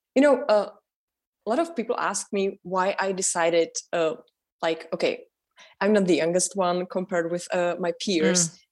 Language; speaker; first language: English; non-native, fluent; Czech